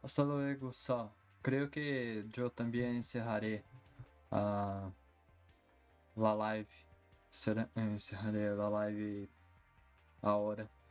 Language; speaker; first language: Spanish; non-native, learner; Portuguese